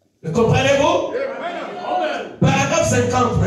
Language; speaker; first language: French; non-native, local second language; Lingala